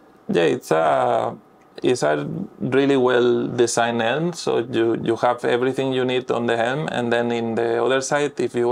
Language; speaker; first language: English; non-native, fluent; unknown